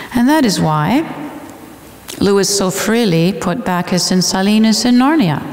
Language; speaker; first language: English; native; English